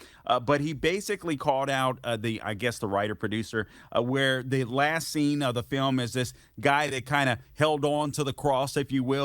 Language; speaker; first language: English; native; English